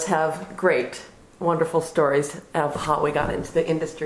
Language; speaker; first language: English; native; English